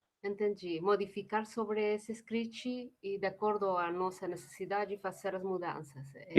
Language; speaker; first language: Portuguese; non-native, fluent; Spanish